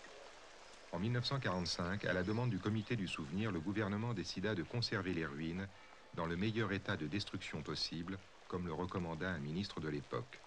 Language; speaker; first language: French; native; French